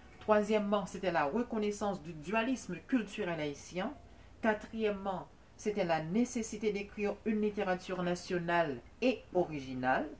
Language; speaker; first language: French; non-native, local second language; Haitian Creole